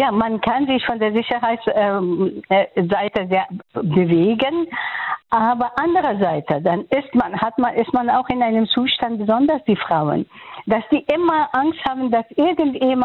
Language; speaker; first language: German; non-native, fluent; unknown